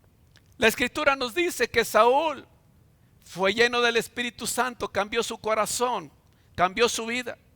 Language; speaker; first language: Spanish; native; Spanish